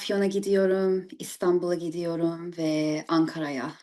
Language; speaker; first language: Turkish; early bilingual, heritage; English